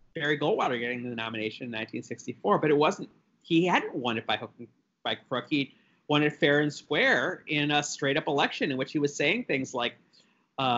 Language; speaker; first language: English; native; English